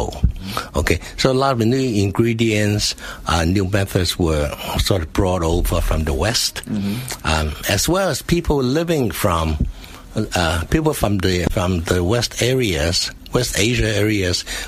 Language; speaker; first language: English; non-native, local second language; Cantonese